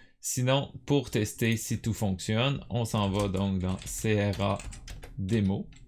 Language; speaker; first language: French; native; French